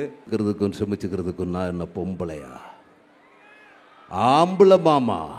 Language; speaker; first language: Tamil; non-native, local second language; Malayalam